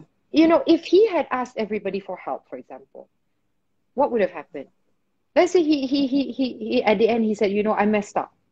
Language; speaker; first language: English; non-native, local second language; Malay